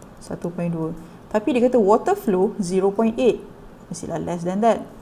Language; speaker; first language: English; non-native, local second language; Malay